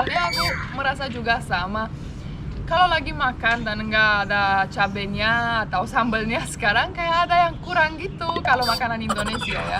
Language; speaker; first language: Indonesian; non-native, fluent; Romanian